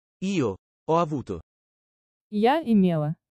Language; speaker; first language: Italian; non-native, fluent; Russian